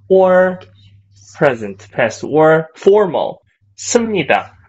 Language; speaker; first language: English; non-native, fluent; Korean